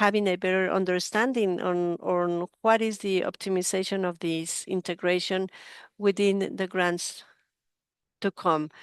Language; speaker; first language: English; non-native, fluent; Spanish